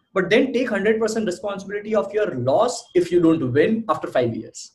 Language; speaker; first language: Hindi; native; Hindi